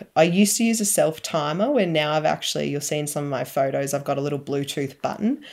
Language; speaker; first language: English; native; English